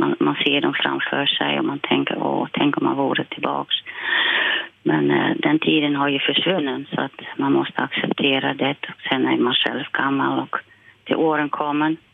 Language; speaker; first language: Swedish; non-native, fluent; Dutch